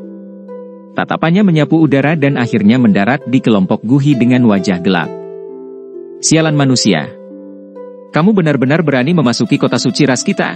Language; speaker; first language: Indonesian; native; Indonesian